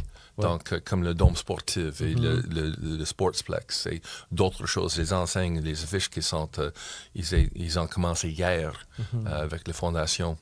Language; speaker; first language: French; non-native, local second language; English